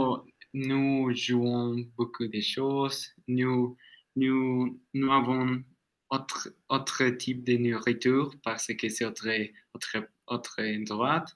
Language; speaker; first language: French; non-native, learner; Spanish